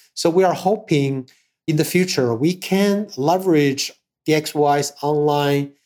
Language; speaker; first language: English; non-native, fluent; Chinese